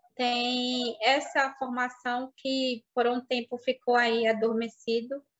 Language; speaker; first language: Portuguese; non-native, local second language; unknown